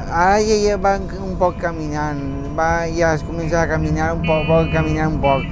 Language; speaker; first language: Catalan; non-native, local second language; Spanish